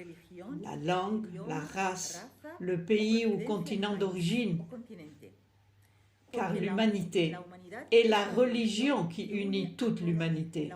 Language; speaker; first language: French; non-native, fluent; Arabic